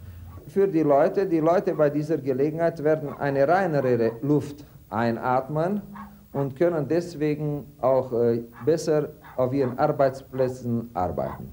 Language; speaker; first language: German; non-native, fluent; Romanian